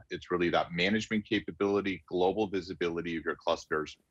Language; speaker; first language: English; native; English